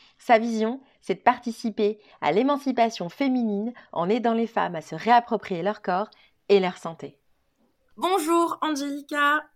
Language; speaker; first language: French; native; French